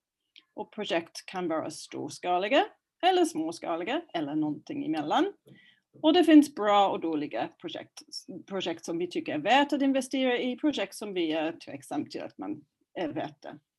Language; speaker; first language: Swedish; non-native, fluent; English